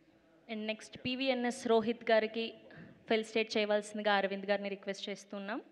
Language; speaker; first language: Telugu; native; Telugu